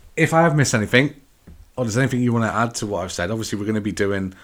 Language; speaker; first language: English; native; English